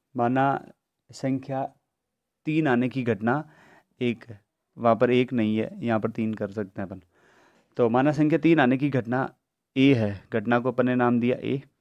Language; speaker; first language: Hindi; native; Hindi